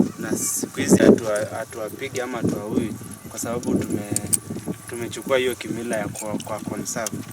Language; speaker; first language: Swahili; non-native, local second language; Masai